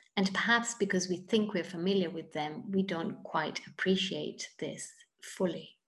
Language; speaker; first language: English; non-native, fluent; Italian